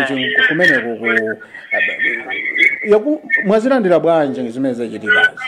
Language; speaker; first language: Nyanja; native; Nyanja